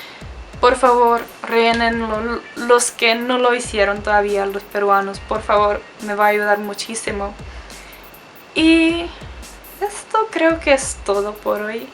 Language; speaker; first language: Spanish; non-native, fluent; Czech